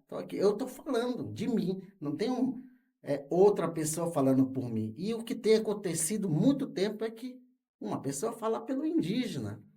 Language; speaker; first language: Portuguese; non-native, local second language; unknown